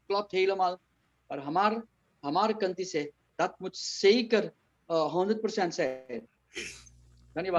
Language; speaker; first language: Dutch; non-native, local second language; Caribbean Hindustani